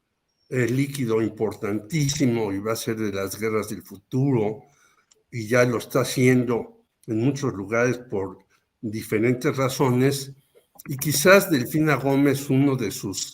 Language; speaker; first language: Spanish; native; Spanish